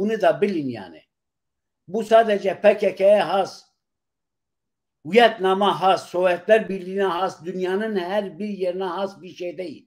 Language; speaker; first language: Turkish; non-native, local second language; Kurdish